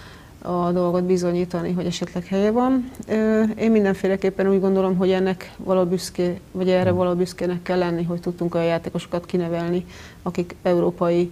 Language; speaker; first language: Hungarian; native; Hungarian